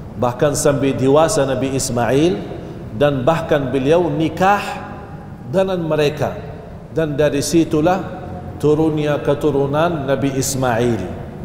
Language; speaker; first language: Malay; non-native, fluent; Arabic